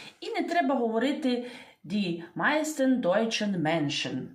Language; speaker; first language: German; non-native, fluent; Ukrainian